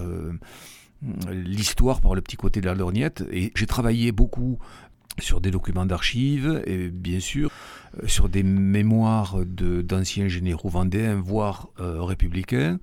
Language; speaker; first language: French; native; French